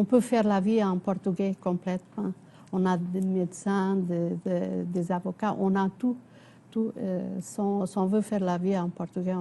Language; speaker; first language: French; non-native, fluent; Portuguese